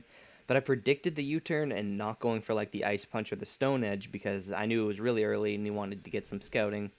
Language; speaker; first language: English; native; English